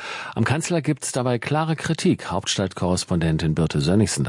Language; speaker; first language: German; native; German